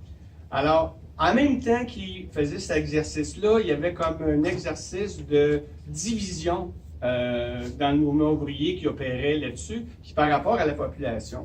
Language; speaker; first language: French; native; French